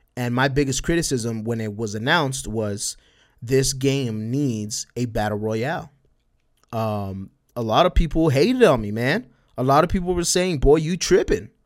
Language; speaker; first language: English; early bilingual, other home language; Spanish